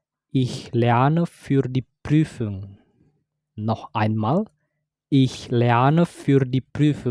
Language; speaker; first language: German; non-native, fluent; Indonesian